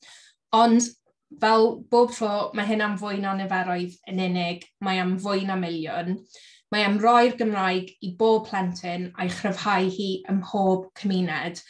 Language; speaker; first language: Welsh; native; Welsh